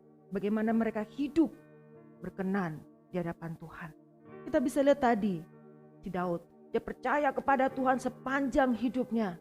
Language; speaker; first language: Indonesian; native; Indonesian